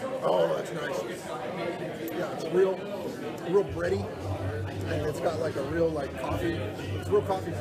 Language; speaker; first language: English; native; English